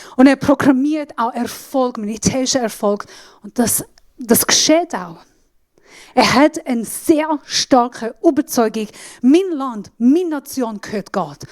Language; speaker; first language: German; non-native, fluent; Assyrian Neo-Aramaic